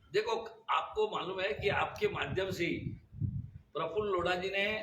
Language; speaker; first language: Hindi; non-native, local second language; Marathi